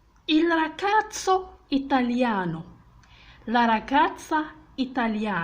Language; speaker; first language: Italian; non-native, fluent; French